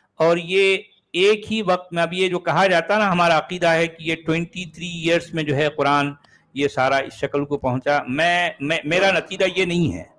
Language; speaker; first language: Urdu; native; Urdu